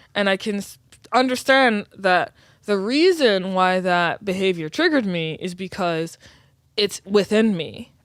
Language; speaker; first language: English; native; English